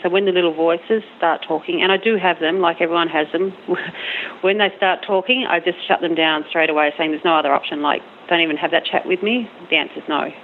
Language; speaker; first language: English; native; English